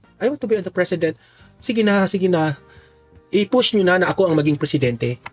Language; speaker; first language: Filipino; non-native, local second language; Cebuano